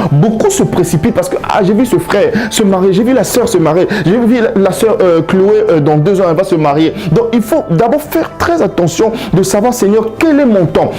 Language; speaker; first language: French; non-native, local second language; Lingala